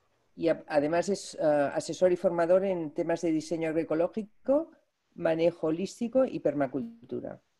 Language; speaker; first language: Spanish; native; Spanish